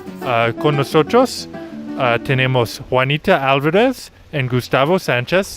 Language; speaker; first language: Spanish; non-native, fluent; English